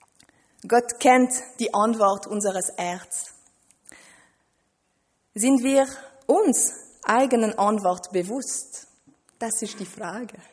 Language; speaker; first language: German; non-native, fluent; French